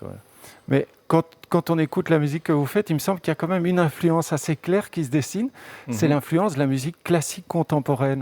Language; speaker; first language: French; native; French